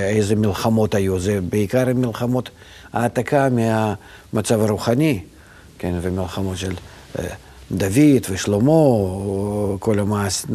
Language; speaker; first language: Hebrew; non-native, fluent; Russian